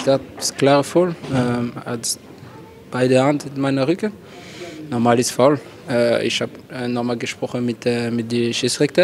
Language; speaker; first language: German; non-native, learner; French